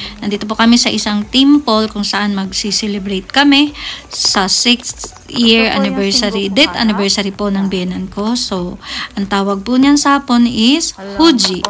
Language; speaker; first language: Filipino; native; Filipino